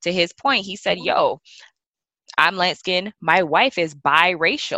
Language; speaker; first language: English; native; English